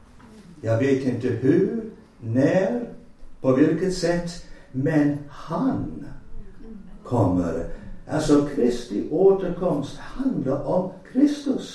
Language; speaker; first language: Swedish; non-native, fluent; English